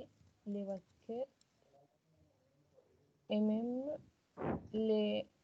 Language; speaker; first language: French; non-native, learner; Spanish